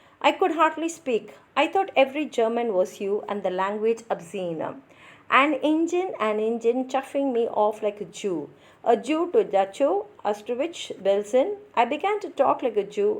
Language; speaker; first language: English; non-native, local second language; Tamil